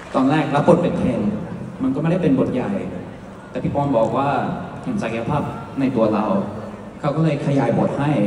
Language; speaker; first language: Thai; early bilingual, heritage; Thai